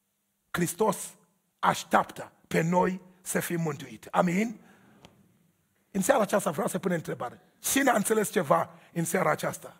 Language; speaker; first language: Romanian; non-native, learner; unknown